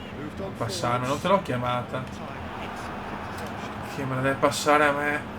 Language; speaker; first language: Italian; native; Italian